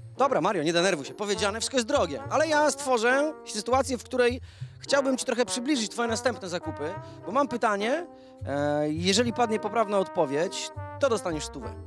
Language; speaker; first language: Polish; native; Polish